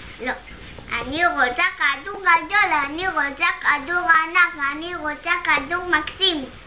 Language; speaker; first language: Hebrew; early bilingual, other home language; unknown